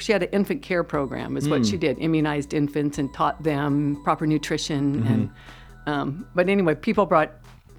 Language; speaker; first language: English; native; English